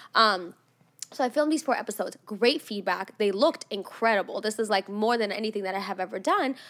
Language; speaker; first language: English; non-native, fluent; Russian